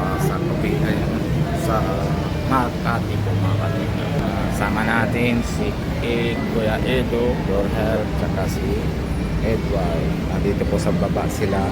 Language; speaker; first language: Filipino; non-native, local second language; Bikol